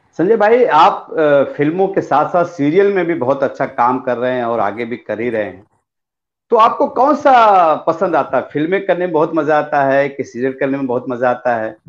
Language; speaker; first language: Hindi; non-native, local second language; Bhojpuri